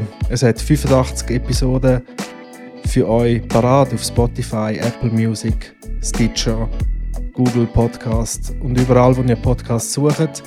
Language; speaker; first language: German; native; German